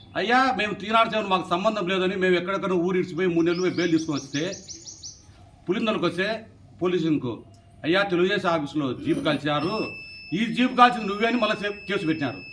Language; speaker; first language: Telugu; native; Telugu